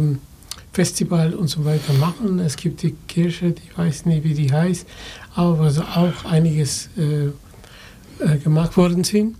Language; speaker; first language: German; non-native, fluent; Spanish